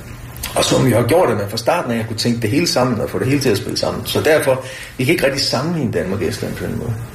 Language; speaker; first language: Danish; native; Danish